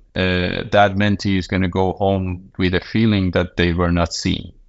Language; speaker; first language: English; non-native, fluent; Persian